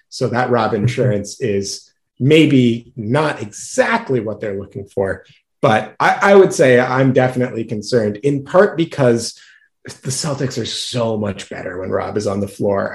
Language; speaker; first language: English; native; English